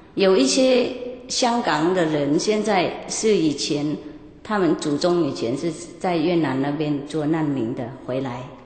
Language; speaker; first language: Chinese; non-native, fluent; Vietnamese